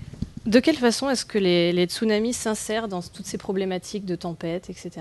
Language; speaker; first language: French; native; French